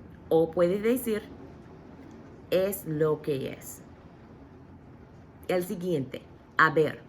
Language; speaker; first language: Spanish; non-native, fluent; English